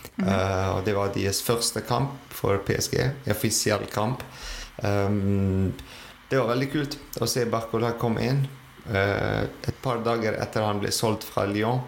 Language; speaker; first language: Norwegian; non-native, fluent; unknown